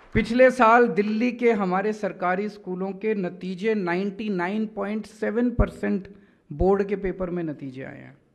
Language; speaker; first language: Hindi; native; Hindi